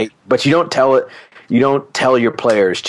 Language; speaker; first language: English; native; English